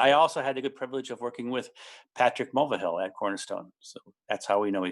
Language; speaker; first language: English; native; English